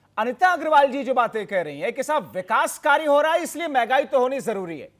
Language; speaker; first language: Hindi; native; Hindi